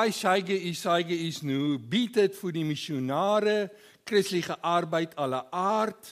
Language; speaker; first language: German; non-native, learner; Afrikaans